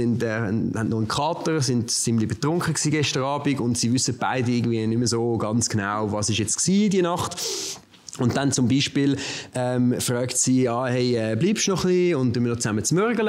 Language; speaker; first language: German; native; German